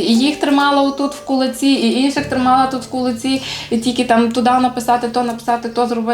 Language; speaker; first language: Ukrainian; native; Ukrainian